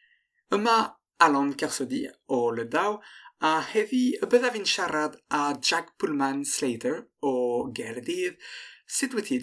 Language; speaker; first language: Welsh; non-native, fluent; French